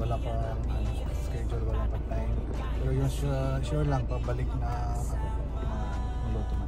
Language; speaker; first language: Filipino; non-native, learner; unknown